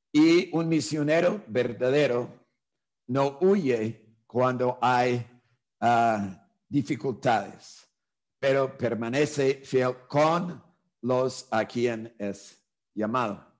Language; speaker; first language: Spanish; non-native, fluent; English